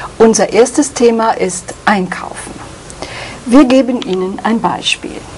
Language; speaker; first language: German; native; German